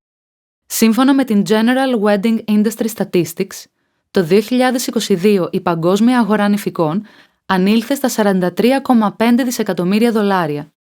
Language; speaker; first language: Greek; native; Greek